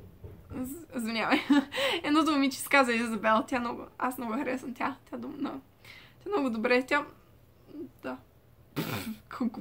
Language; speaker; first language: Bulgarian; early bilingual, heritage; Bulgarian